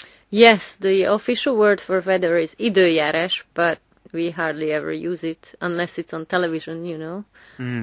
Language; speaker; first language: English; non-native, fluent; Hungarian